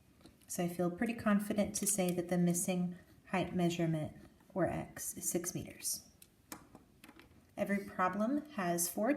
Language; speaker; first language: English; native; English